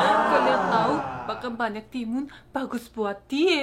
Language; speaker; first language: Indonesian; non-native, fluent; Korean